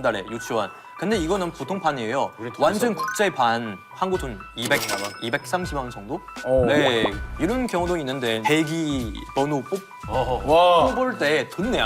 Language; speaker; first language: Korean; non-native, fluent; Chinese